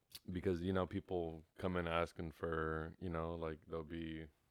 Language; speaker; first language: English; early bilingual, other home language; Spanish